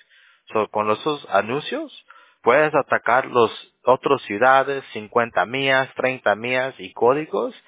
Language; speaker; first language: Spanish; early bilingual, heritage; Spanish